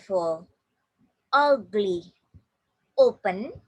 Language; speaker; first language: English; non-native, fluent; Indonesian